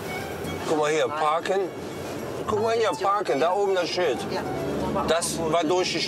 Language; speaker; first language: German; native; German